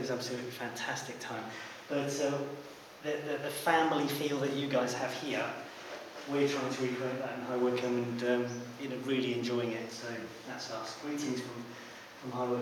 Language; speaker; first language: English; native; English